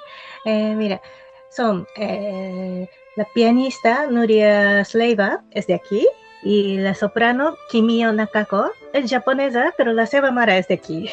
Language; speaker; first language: Catalan; non-native, fluent; Japanese